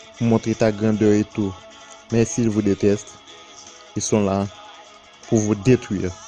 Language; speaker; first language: French; non-native, local second language; Haitian Creole